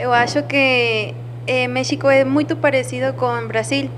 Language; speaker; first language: Portuguese; non-native, learner; Spanish